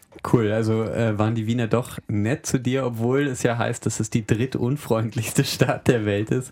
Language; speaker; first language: German; native; German